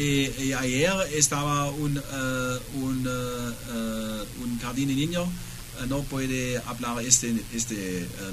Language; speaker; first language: Spanish; non-native, learner; German